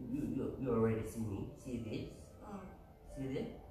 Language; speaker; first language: English; non-native, learner; Korean